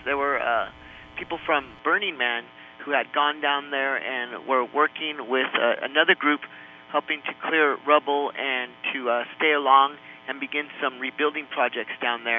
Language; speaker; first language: English; non-native, fluent; Spanish